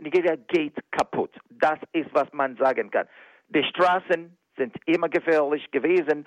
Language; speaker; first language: German; non-native, fluent; Igbo